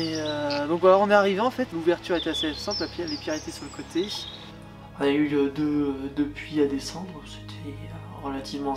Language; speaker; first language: French; native; French